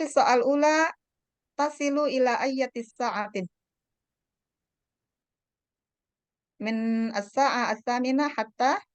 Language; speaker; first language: Arabic; non-native, fluent; Indonesian